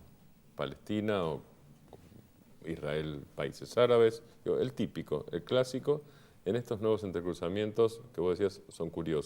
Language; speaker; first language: Spanish; native; Spanish